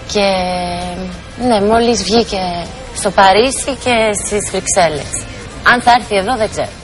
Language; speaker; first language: Greek; non-native, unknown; French